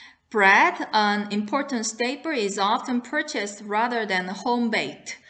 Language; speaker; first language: English; non-native, fluent; Korean